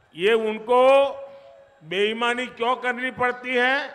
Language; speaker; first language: Hindi; non-native, local second language; Gujarati